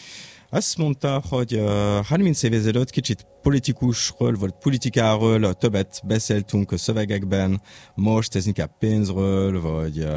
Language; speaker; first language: Hungarian; non-native, learner; French